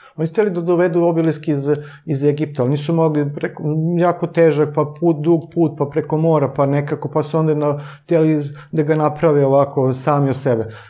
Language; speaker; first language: Serbian; native; Serbian